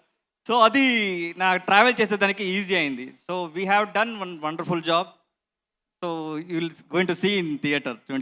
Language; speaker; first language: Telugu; non-native, learner; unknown